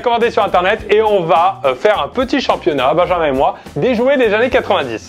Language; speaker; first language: French; native; French